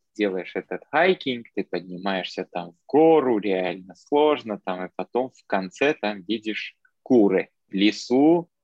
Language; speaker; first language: Russian; non-native, local second language; Armenian